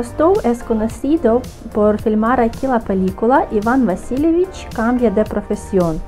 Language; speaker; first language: Spanish; non-native, fluent; Russian